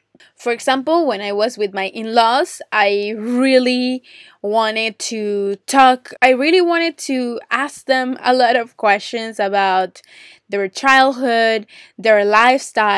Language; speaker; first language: English; non-native, fluent; Spanish